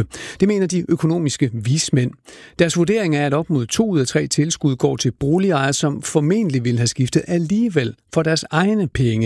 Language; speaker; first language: Danish; native; Danish